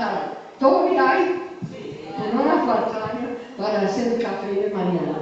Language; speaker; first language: Spanish; non-native, fluent; English